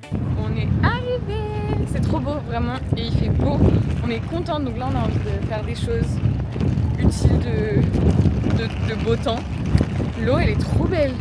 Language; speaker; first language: French; native; French